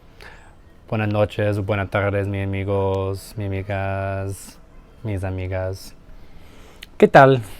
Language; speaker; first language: Spanish; non-native, learner; English